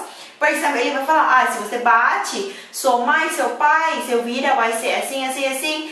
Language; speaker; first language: Portuguese; non-native, fluent; Thai